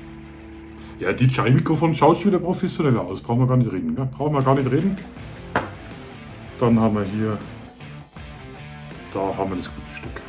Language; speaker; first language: German; native; German